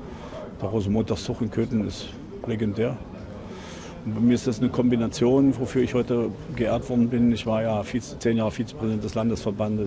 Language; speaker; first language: German; native; German